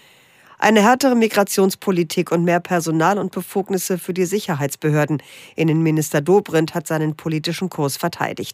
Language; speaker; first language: German; native; German